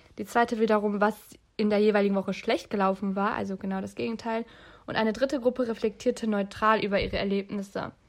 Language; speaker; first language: German; early bilingual, other home language; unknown